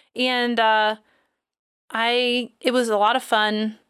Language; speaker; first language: English; native; English